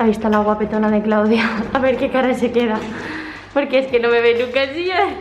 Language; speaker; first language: Spanish; native; Spanish